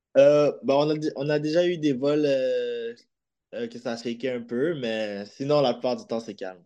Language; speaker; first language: French; native; French